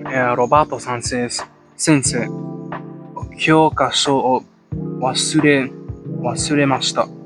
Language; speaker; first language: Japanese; non-native, learner; English